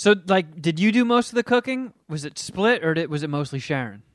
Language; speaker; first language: English; native; English